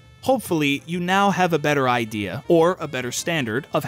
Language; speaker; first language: English; native; English